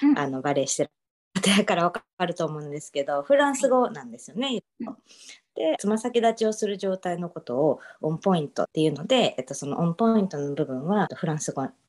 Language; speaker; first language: Japanese; native; Japanese